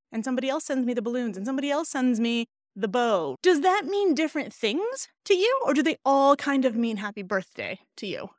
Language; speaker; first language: English; native; English